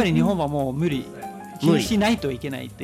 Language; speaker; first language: Japanese; non-native, fluent; Danish